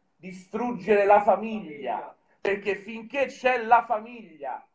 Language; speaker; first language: Italian; native; Italian